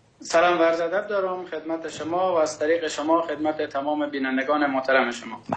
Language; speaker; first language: Persian; native; Persian